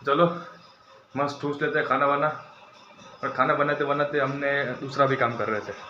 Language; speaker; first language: Hindi; non-native, local second language; Gujarati